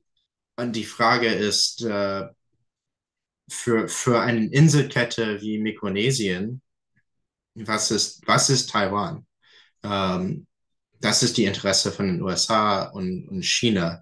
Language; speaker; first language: German; non-native, fluent; English